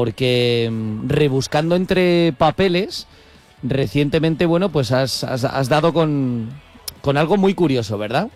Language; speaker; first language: Spanish; native; Spanish